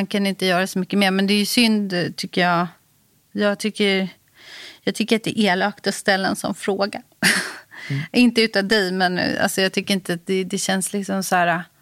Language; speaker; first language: Swedish; native; Swedish